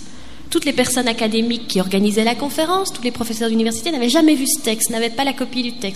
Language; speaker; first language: French; native; French